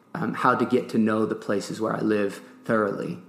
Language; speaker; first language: English; early bilingual, other home language; French